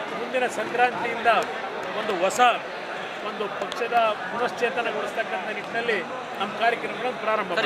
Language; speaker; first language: Kannada; native; Kannada